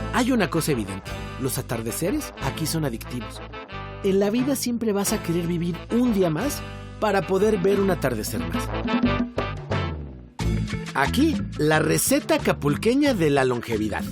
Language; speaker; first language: Spanish; native; Spanish